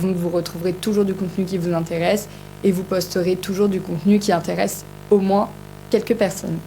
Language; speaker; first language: French; native; French